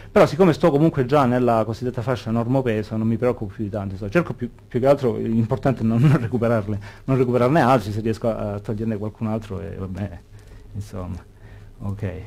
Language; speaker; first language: Italian; native; Italian